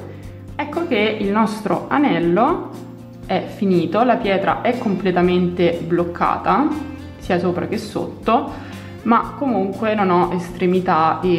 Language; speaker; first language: Italian; native; Italian